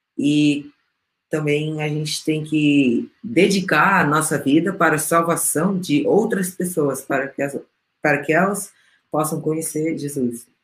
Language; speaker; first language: Portuguese; non-native, fluent; Spanish